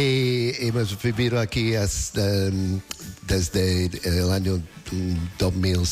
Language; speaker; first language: Spanish; non-native, fluent; English